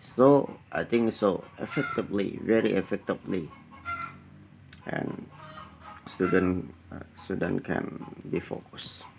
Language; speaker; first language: English; non-native, learner; Indonesian